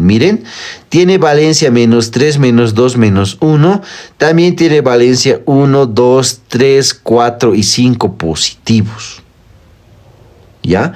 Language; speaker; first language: Spanish; native; Spanish